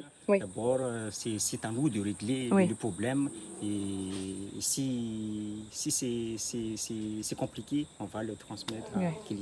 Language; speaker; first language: French; non-native, local second language; Malagasy